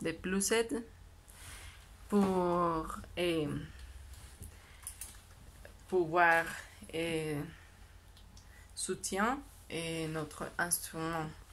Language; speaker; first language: French; non-native, learner; Spanish